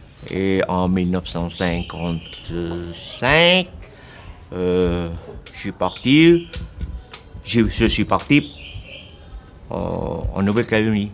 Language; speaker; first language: French; non-native, local second language; Vietnamese